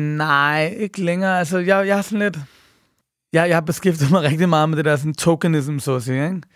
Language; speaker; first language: Danish; early bilingual, other home language; Persian